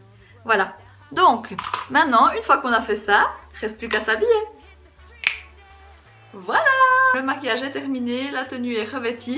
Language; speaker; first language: French; native; French